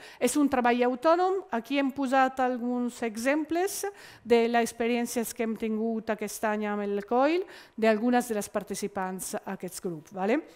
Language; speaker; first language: Catalan; non-native, fluent; Italian